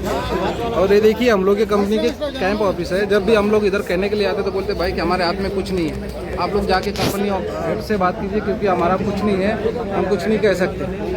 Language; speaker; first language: Hindi; native; Hindi